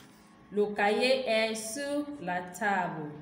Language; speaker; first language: French; non-native, fluent; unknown